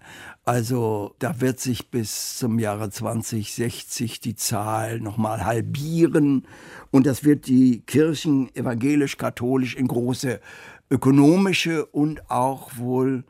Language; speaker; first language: German; native; German